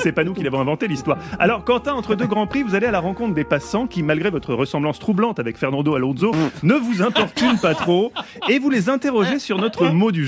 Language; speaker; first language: French; native; French